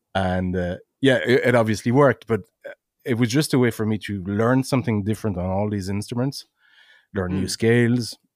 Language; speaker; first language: English; non-native, fluent; French